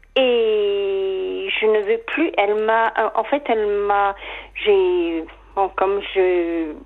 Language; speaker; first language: French; native; French